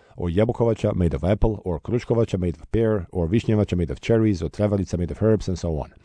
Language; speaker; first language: English; non-native, fluent; Bosnian